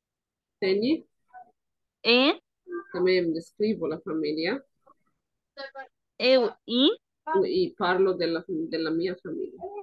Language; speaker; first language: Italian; non-native, fluent; Arabic